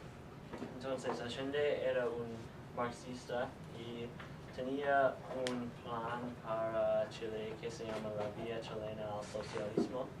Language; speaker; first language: Spanish; non-native, learner; English